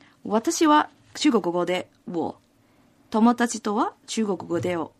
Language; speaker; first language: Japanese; non-native, fluent; Cantonese